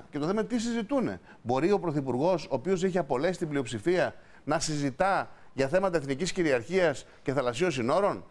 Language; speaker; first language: Greek; native; Greek